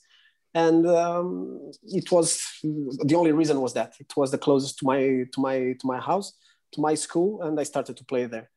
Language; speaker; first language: English; non-native, fluent; Portuguese